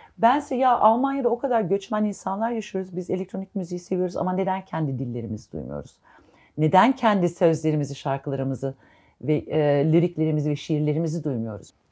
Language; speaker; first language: Turkish; early bilingual, heritage; Turkish